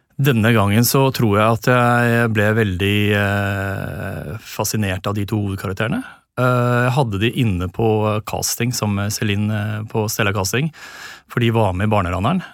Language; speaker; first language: Norwegian; native; Norwegian